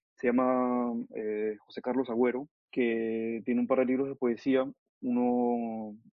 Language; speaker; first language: Spanish; native; Spanish